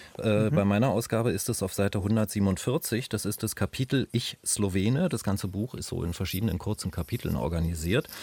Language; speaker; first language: German; native; German